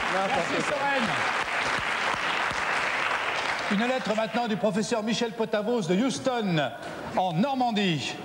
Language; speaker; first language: French; native; French